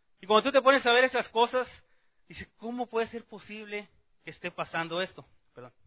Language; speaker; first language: Spanish; native; Spanish